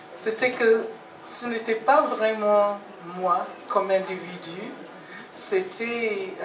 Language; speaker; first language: French; non-native, fluent; English